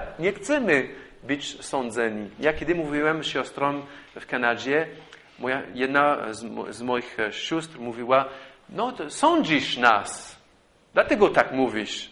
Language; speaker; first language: Polish; non-native, fluent; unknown